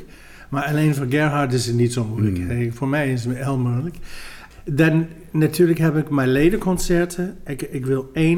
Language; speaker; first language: Dutch; non-native, fluent; English